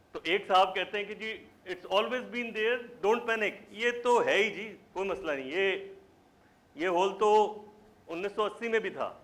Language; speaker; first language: Urdu; native; Urdu